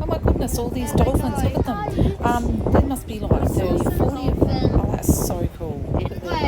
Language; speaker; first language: English; native; English